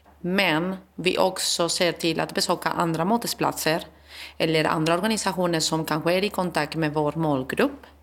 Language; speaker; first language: Swedish; non-native, fluent; Spanish